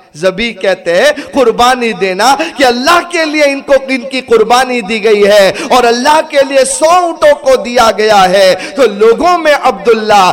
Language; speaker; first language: Urdu; early bilingual, heritage; Urdu